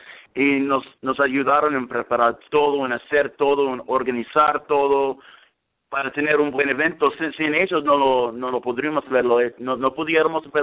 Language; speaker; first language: Spanish; early bilingual, heritage; English